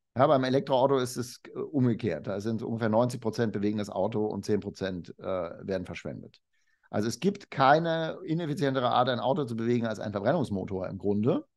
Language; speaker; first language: German; native; German